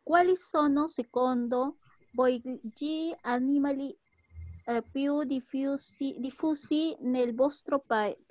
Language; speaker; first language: Italian; non-native, learner; Spanish